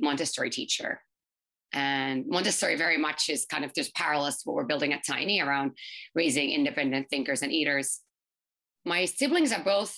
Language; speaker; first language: English; non-native, fluent; Finnish